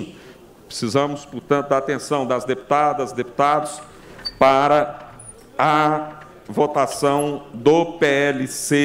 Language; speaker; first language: Portuguese; native; Portuguese